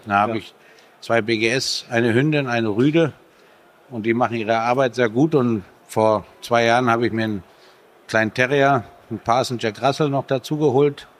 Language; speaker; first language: German; native; German